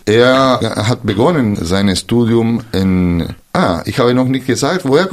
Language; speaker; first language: German; non-native, fluent; Spanish